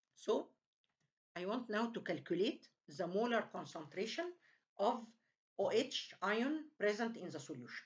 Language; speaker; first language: English; non-native, fluent; Arabic